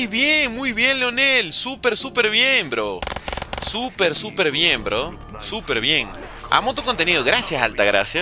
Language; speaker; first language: Spanish; native; Spanish